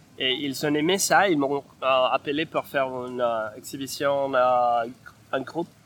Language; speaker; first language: French; non-native, fluent; Spanish